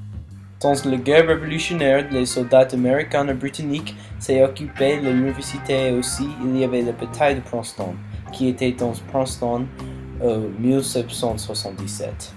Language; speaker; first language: French; non-native, learner; English